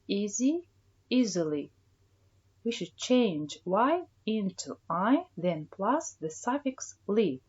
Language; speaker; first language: English; non-native, fluent; Kazakh